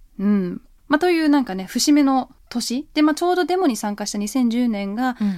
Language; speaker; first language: Japanese; early bilingual, heritage; Japanese